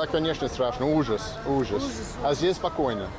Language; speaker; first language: Russian; non-native, learner; English